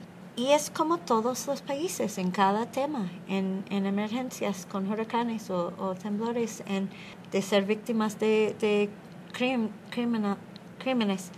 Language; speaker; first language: Spanish; non-native, learner; English